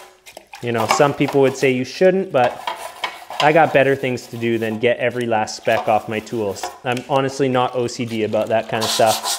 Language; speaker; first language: English; native; English